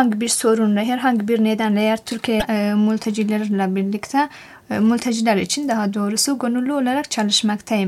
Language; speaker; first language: Turkish; non-native, fluent; Persian